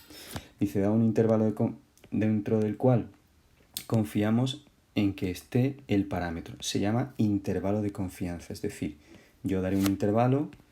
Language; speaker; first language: Spanish; native; Spanish